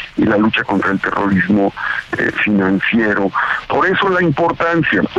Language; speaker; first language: Spanish; native; Spanish